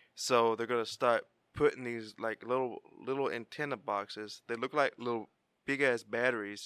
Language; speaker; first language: English; early bilingual, other home language; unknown